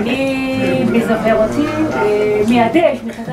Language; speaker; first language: Hebrew; non-native, fluent; French